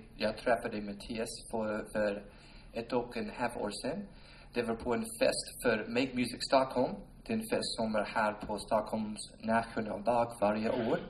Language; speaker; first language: Swedish; non-native, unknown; English